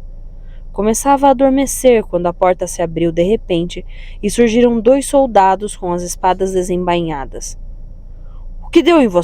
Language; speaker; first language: Portuguese; native; Portuguese